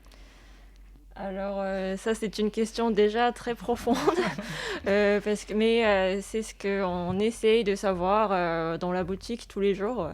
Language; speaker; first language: French; non-native, fluent; Japanese